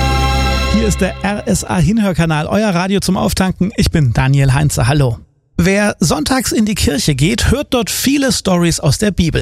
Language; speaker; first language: German; native; German